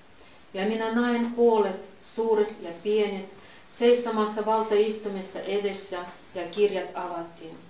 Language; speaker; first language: Finnish; non-native, fluent; Russian